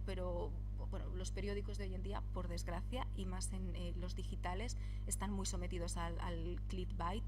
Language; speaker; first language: Spanish; native; Spanish